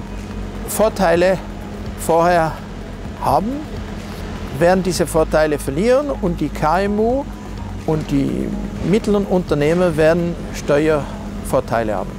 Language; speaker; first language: German; non-native, local second language; French